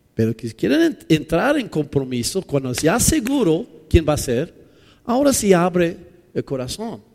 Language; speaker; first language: Spanish; non-native, fluent; English